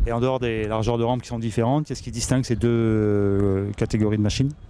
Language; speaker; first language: French; native; French